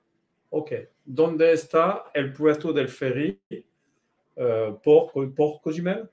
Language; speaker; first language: Spanish; non-native, learner; French